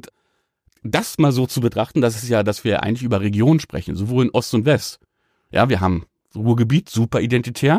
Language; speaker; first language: German; native; German